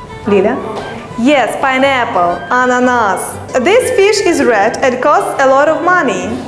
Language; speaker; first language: English; non-native, fluent; Ukrainian